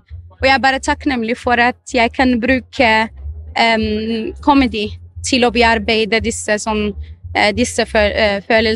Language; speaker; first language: Norwegian; non-native, fluent; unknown